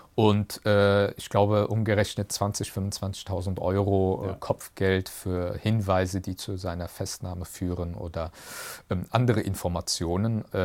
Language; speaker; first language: German; early bilingual, other home language; Turkish